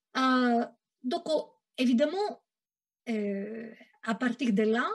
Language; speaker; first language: French; non-native, fluent; Greek